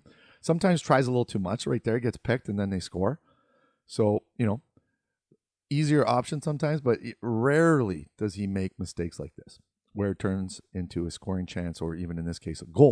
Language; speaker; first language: English; native; English